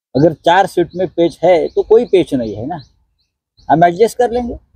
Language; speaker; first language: Hindi; non-native, local second language; Marathi